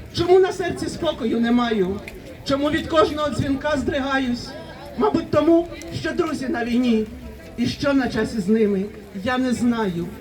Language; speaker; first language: Ukrainian; native; Ukrainian